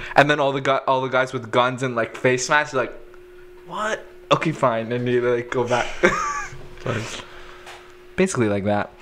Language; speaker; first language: English; native; English